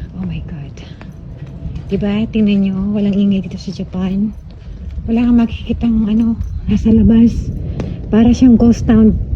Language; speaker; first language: Filipino; native; Filipino